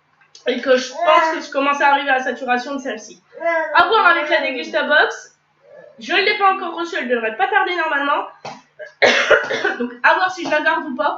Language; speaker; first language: French; native; French